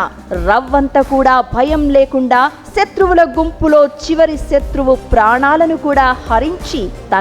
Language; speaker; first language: Telugu; native; Telugu